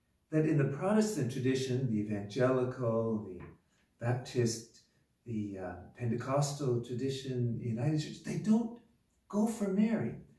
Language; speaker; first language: English; native; English